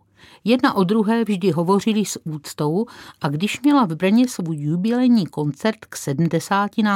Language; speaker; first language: Czech; native; Czech